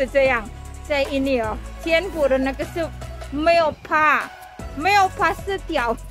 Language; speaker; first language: Chinese; non-native, learner; Indonesian